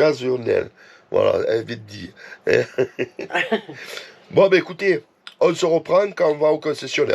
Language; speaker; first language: French; native; French